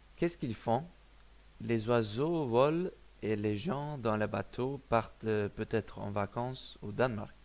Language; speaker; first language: French; non-native, fluent; Faroese